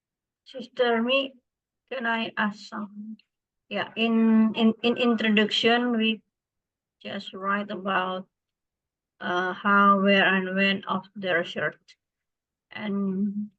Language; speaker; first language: English; non-native, learner; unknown